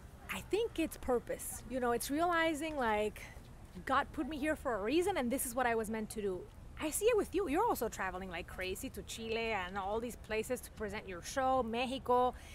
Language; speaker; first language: English; non-native, fluent; Spanish